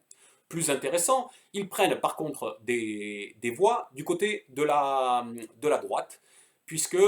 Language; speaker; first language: French; native; French